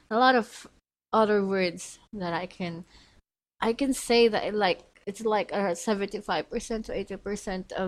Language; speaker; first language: English; non-native, local second language; Filipino